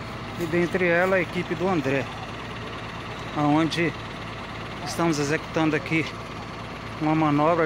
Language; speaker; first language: Portuguese; native; Portuguese